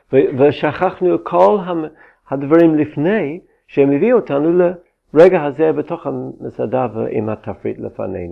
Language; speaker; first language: Hebrew; non-native, fluent; English